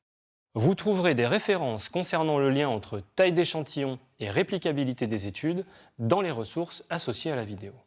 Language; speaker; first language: French; native; French